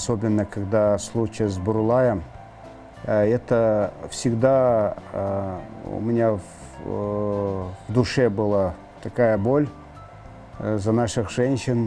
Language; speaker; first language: Russian; non-native, local second language; Kyrgyz